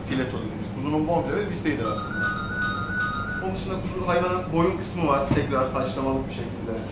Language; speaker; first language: Turkish; native; Turkish